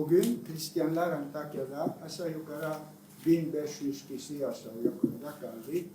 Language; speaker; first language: Turkish; non-native, learner; Italian